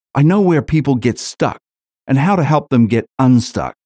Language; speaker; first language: English; native; English